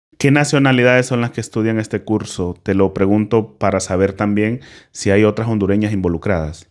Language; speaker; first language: Spanish; native; Spanish